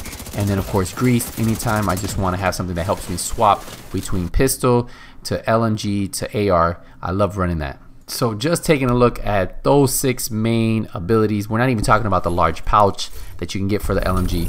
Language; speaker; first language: English; native; English